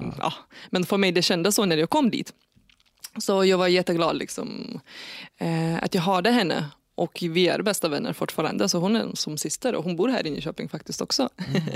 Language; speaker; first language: Swedish; non-native, fluent; Lithuanian